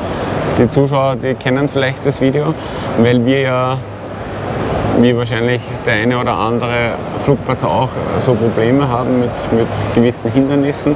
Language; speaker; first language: German; native; German